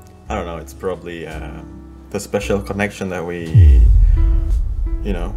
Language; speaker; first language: English; non-native, fluent; Indonesian